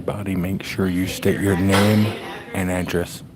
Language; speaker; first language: English; native; English